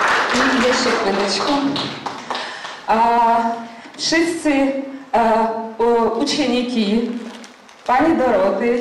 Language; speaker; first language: Polish; non-native, learner; Ukrainian